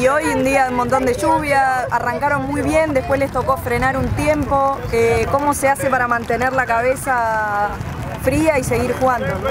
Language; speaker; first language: Spanish; native; Spanish